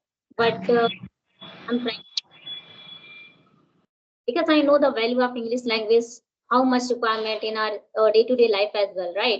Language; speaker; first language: English; non-native, local second language; Hindi